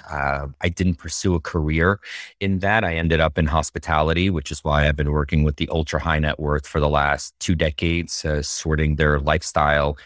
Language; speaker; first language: English; early bilingual, other home language; Russian